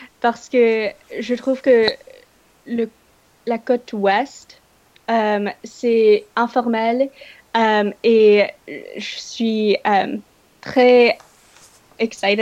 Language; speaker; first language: French; non-native, learner; English